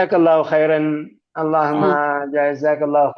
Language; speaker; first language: Arabic; non-native, fluent; Malayalam